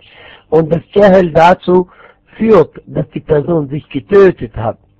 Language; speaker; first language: German; non-native, fluent; Arabic